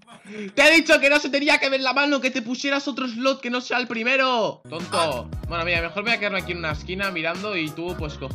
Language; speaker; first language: Spanish; native; Spanish